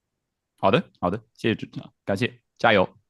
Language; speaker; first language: Chinese; native; Chinese